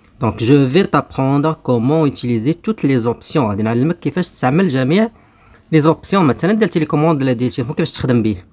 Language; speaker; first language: French; non-native, local second language; Arabic